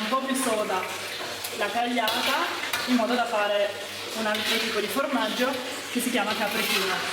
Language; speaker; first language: Italian; native; Italian